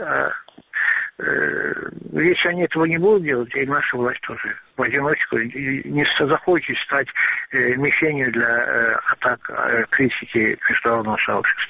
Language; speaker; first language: Russian; non-native, local second language; Azerbaijani